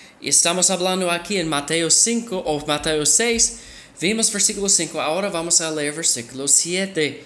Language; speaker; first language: Spanish; non-native, fluent; English